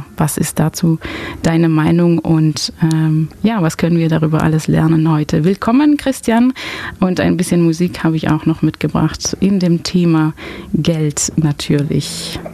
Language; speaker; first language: German; non-native, fluent; Dutch